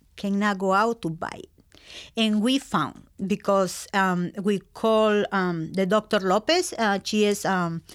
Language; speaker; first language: English; non-native, learner; Spanish